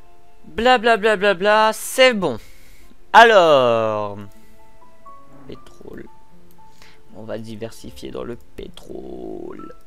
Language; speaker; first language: French; native; French